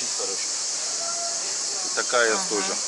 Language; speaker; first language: Russian; non-native, learner; Turkish